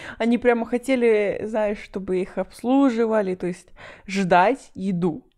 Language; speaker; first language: Russian; non-native, fluent; Spanish